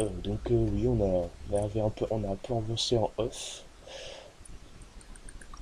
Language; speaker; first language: French; native; French